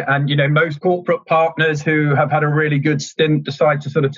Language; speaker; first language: English; native; English